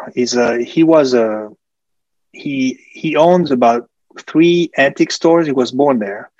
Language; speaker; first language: English; early bilingual, other home language; French